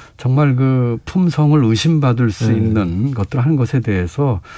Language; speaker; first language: Korean; native; Korean